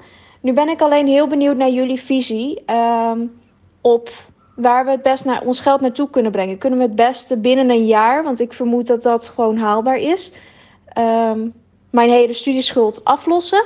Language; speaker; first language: Dutch; native; Dutch